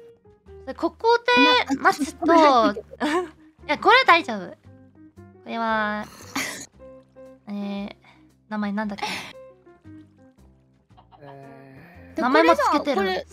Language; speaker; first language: Japanese; non-native, learner; English